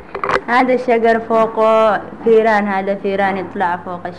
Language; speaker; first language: Arabic; non-native, learner; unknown